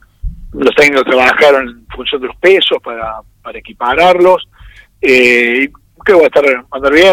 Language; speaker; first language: Spanish; native; Spanish